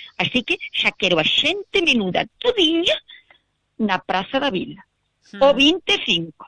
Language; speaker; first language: Galician; native; Galician